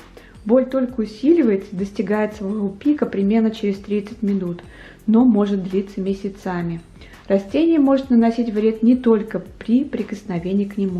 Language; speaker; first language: Russian; native; Russian